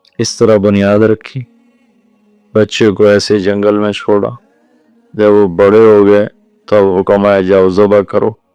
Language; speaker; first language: Urdu; non-native, local second language; Punjabi